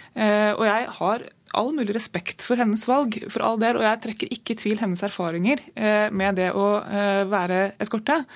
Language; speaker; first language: Norwegian; native; Norwegian